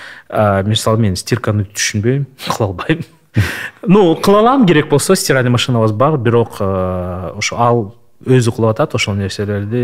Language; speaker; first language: Kyrgyz; non-native, local second language; Russian